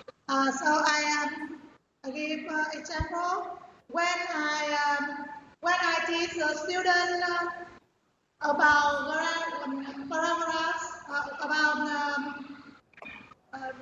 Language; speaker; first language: English; non-native, learner; Vietnamese